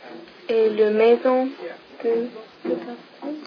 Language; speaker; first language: French; non-native, learner; English